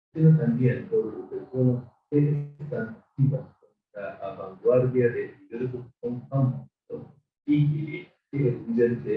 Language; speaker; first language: Spanish; non-native, fluent; Japanese